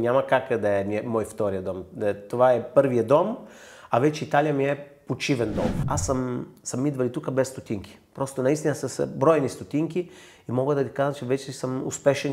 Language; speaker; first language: Bulgarian; non-native, fluent; Italian